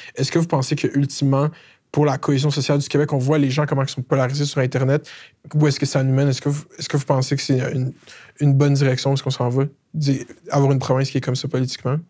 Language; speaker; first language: French; native; French